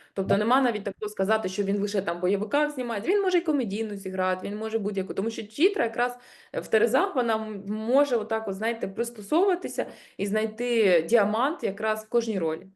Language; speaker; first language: Ukrainian; non-native, local second language; Russian